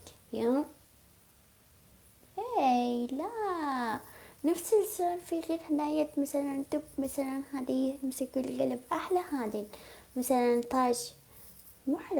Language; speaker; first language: Arabic; non-native, learner; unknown